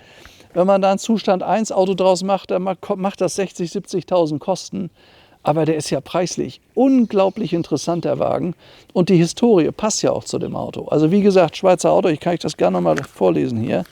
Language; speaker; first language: German; native; German